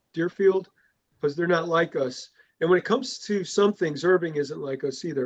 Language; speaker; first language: English; native; English